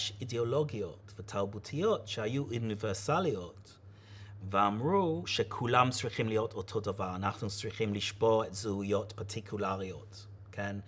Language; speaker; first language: Hebrew; non-native, fluent; English